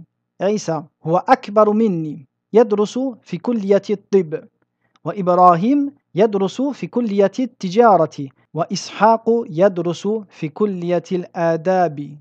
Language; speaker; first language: Arabic; non-native, fluent; French